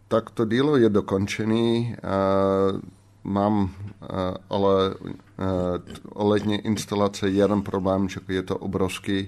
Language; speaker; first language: Czech; non-native, fluent; Dutch